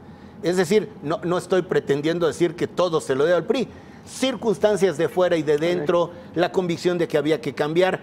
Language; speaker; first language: Spanish; native; Spanish